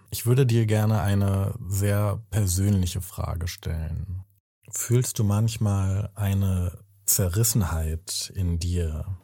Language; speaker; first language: German; native; German